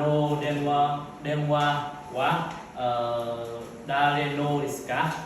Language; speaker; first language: Japanese; non-native, learner; Vietnamese